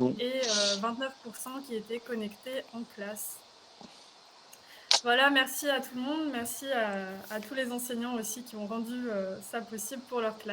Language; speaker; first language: French; native; French